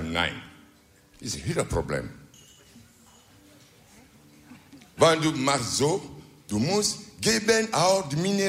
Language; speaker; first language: Dutch; non-native, learner; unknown